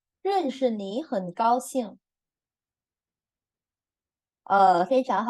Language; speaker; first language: Chinese; non-native, fluent; Indonesian